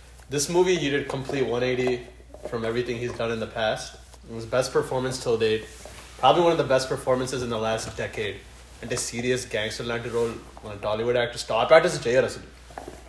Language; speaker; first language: English; early bilingual, other home language; Telugu